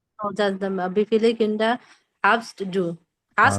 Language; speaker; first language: German; non-native, learner; Bangla